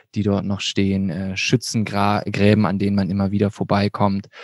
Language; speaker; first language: German; native; German